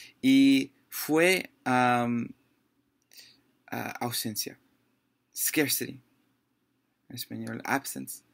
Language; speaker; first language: Spanish; non-native, learner; English